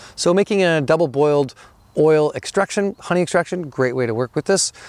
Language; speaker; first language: English; native; English